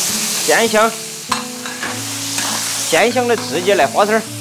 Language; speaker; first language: Chinese; native; Chinese